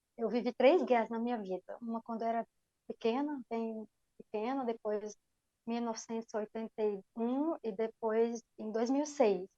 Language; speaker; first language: Portuguese; non-native, fluent; Arabic